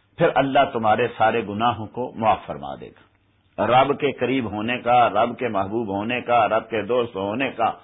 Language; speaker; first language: Urdu; native; Urdu